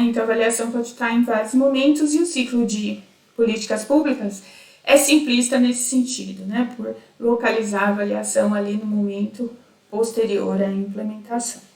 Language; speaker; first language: Portuguese; native; Portuguese